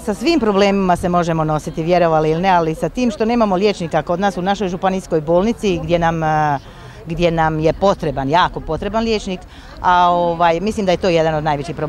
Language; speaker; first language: Croatian; native; Croatian